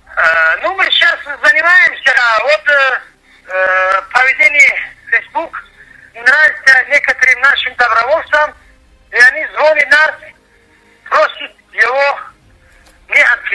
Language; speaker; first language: Russian; non-native, fluent; Tajik